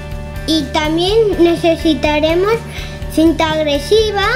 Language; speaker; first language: Spanish; native; Spanish